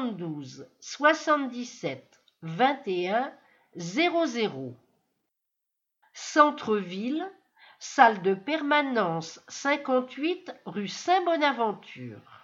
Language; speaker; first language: French; native; French